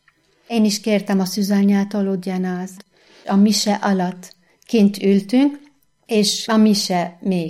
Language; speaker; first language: Hungarian; non-native, learner; Arabic